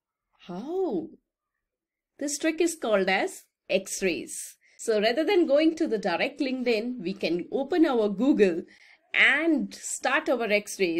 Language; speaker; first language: English; non-native, local second language; Hindi